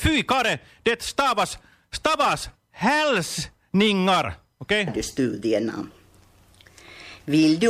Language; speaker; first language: Swedish; non-native, learner; Finnish